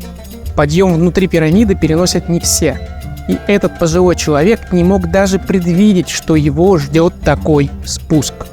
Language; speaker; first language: Russian; native; Russian